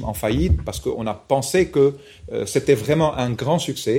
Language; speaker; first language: French; non-native, local second language; Arabic